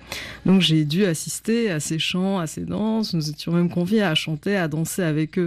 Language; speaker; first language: French; native; French